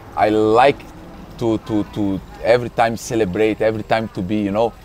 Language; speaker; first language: English; non-native, learner; Portuguese